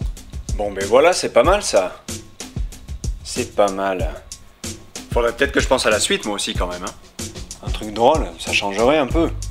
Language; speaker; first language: French; native; French